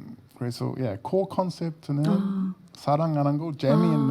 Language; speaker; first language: Korean; non-native, learner; English